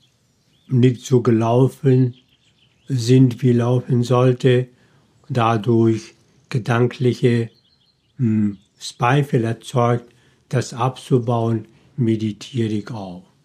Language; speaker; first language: German; non-native, fluent; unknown